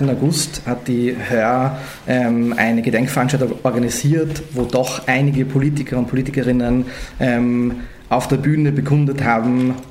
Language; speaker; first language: German; native; German